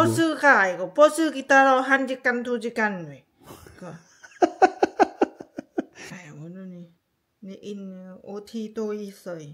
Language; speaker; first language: Korean; non-native, learner; Lao